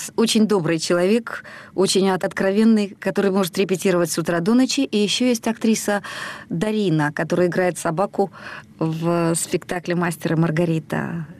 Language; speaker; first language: Russian; native; Russian